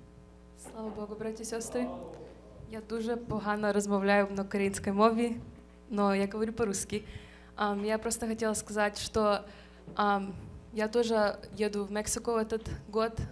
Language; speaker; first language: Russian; early bilingual, heritage; Russian